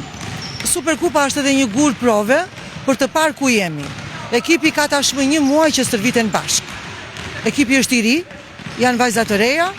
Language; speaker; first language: Albanian; native; Albanian